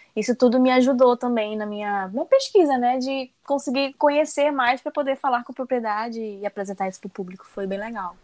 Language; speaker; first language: Portuguese; native; Portuguese